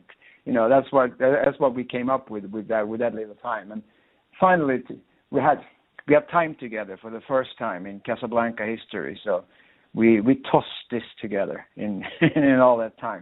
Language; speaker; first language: English; non-native, fluent; Swedish